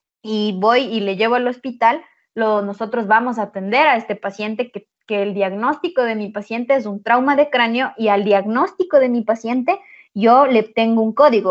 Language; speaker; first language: Spanish; native; Spanish